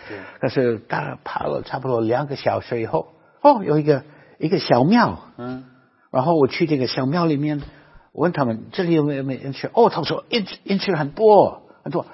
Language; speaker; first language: Chinese; non-native, fluent; English